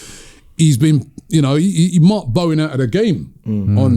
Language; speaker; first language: English; native; English